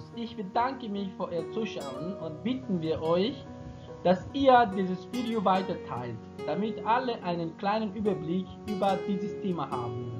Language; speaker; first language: German; non-native, fluent; Persian